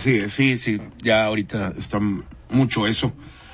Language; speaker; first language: Spanish; native; Spanish